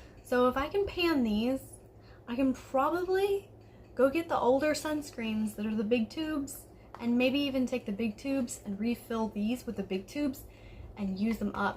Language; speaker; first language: English; native; English